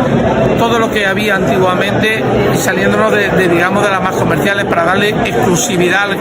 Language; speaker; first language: Spanish; native; Spanish